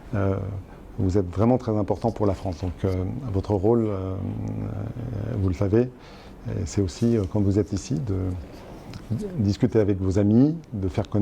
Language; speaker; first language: French; native; French